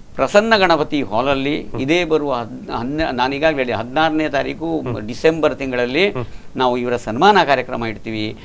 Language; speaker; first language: Kannada; non-native, local second language; Marathi